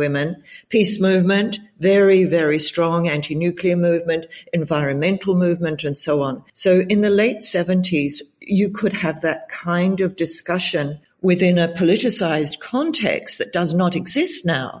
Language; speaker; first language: English; native; English